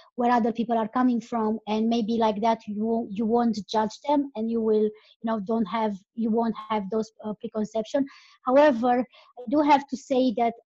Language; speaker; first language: English; non-native, fluent; Romanian